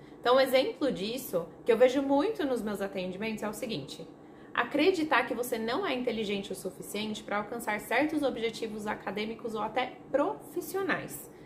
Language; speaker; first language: Portuguese; non-native, fluent; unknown